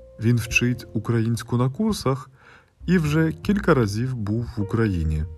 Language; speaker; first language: Ukrainian; early bilingual, heritage; Portuguese